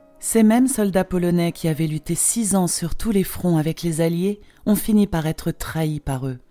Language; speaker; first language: French; non-native, fluent; Polish